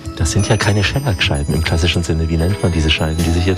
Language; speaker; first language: German; native; German